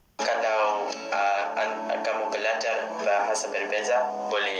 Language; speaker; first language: Indonesian; non-native, learner; English